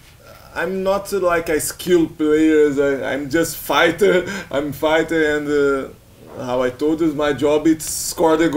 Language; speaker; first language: English; non-native, learner; Portuguese